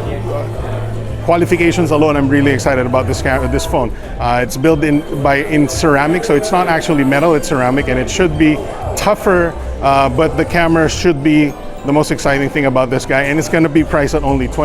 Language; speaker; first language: English; non-native, local second language; Filipino